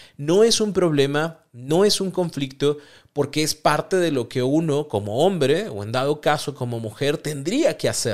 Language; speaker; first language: Spanish; native; Spanish